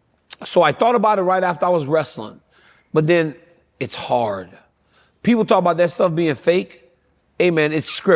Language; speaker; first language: English; native; English